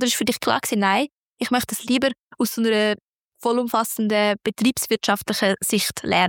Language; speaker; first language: German; native; German